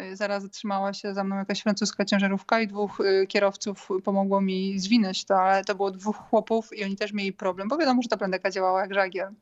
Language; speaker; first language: Polish; native; Polish